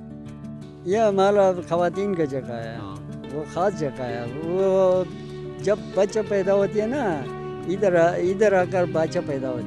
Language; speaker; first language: Hindi; non-native, local second language; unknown